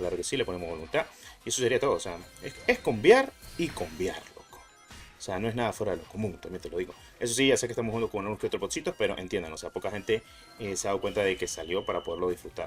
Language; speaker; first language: Spanish; native; Spanish